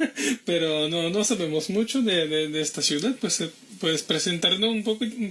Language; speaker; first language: Spanish; non-native, fluent; French